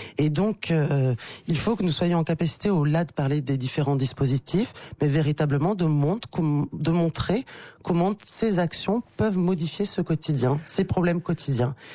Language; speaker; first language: French; native; French